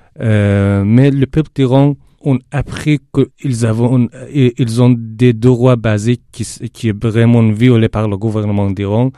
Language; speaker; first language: French; non-native, fluent; Persian